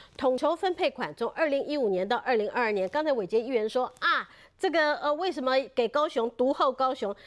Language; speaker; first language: Chinese; native; Chinese